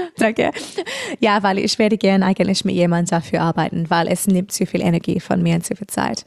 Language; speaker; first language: German; non-native, fluent; English